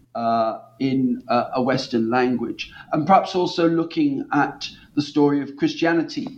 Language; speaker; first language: English; native; English